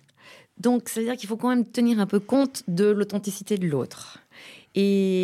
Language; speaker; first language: French; native; French